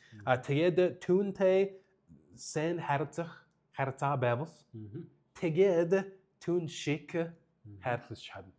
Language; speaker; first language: Mongolian; non-native, learner; English